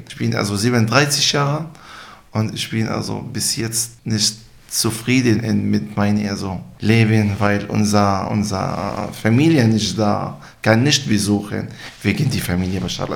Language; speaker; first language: German; non-native, learner; Arabic